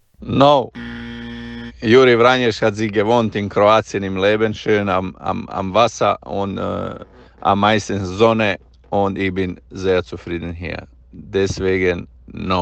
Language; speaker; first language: German; non-native, fluent; Croatian